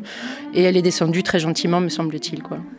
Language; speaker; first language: French; native; French